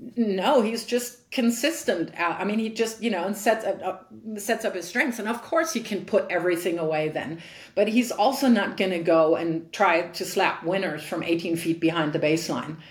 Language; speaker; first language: English; non-native, fluent; German